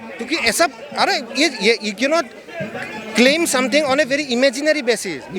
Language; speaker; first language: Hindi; non-native, local second language; Assamese